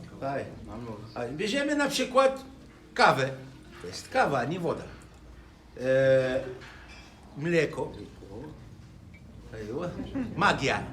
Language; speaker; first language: Polish; non-native, learner; Arabic